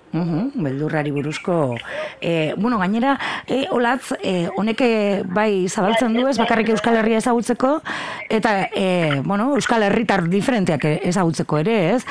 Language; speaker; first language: Basque; native; Basque